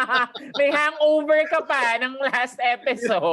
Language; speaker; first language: Filipino; native; Filipino